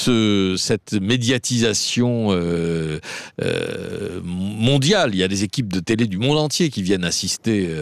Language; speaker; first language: French; native; French